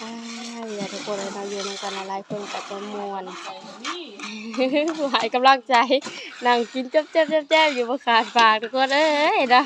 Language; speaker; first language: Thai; non-native, local second language; Northeastern Thai